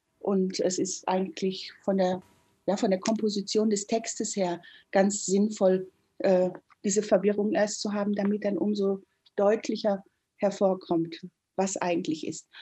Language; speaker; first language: German; native; German